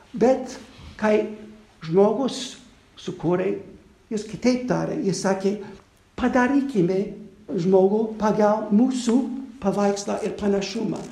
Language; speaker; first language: Lithuanian; non-native, fluent; English